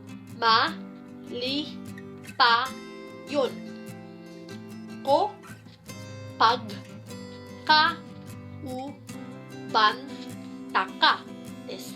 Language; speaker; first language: Japanese; non-native, fluent; Cebuano